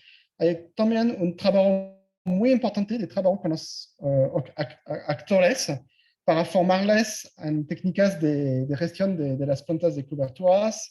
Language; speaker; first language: Spanish; non-native, fluent; French